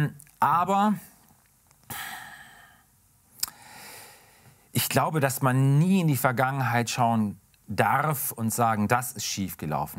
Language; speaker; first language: German; native; German